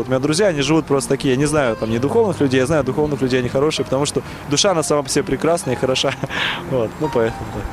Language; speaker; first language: Russian; native; Russian